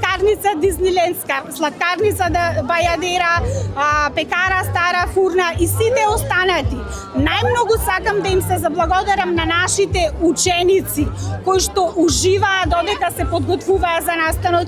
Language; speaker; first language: Macedonian; native; Macedonian